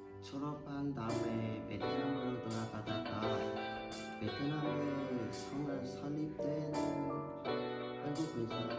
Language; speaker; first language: Korean; non-native, learner; Vietnamese